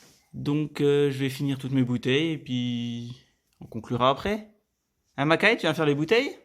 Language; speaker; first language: French; native; French